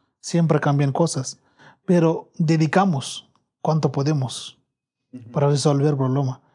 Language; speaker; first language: Spanish; non-native, learner; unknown